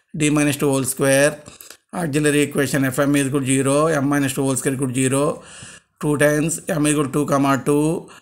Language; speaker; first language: English; non-native, local second language; Telugu